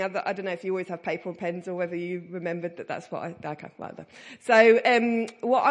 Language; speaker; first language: English; native; English